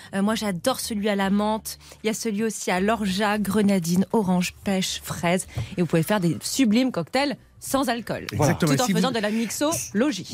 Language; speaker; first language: French; native; French